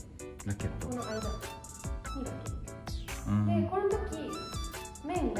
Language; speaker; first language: Japanese; native; Japanese